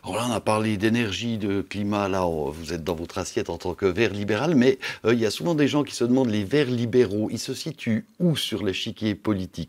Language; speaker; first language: French; native; French